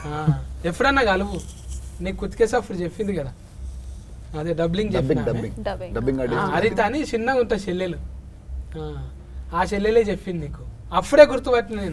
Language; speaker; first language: Telugu; native; Telugu